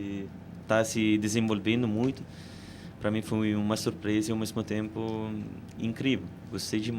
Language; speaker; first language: Portuguese; non-native, fluent; Italian